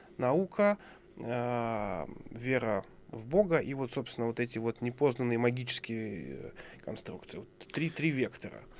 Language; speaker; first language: Russian; native; Russian